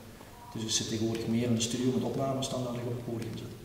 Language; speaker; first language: Dutch; native; Dutch